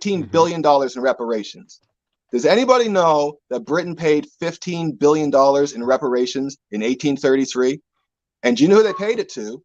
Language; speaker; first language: English; native; English